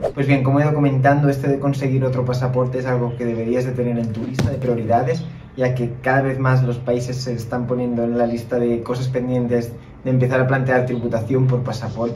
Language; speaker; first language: Spanish; native; Spanish